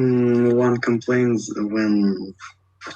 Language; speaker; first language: English; non-native, learner; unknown